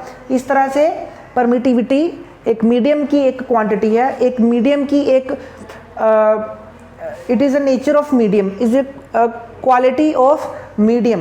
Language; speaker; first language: Hindi; non-native, local second language; Punjabi